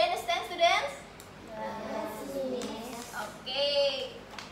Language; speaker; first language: English; non-native, learner; Indonesian